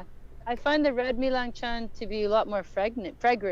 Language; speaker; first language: English; native; English